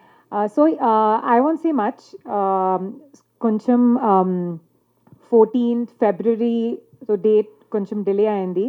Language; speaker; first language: Telugu; non-native, learner; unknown